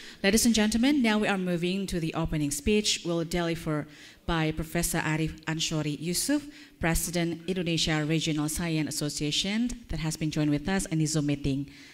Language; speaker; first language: English; non-native, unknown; Indonesian